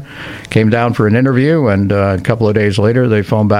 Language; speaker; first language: English; native; English